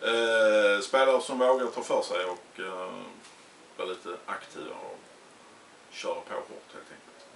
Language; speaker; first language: Swedish; native; Swedish